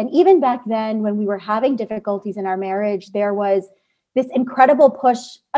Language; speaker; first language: English; native; English